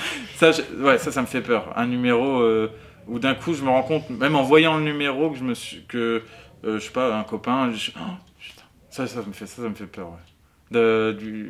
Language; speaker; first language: French; native; French